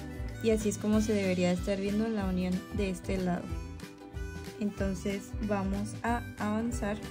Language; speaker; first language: Spanish; native; Spanish